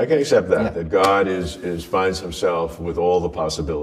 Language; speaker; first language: English; native; English